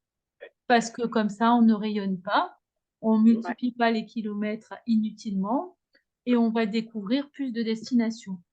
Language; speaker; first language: French; native; French